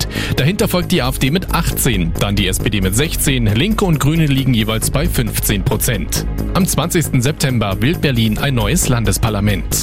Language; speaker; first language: German; native; German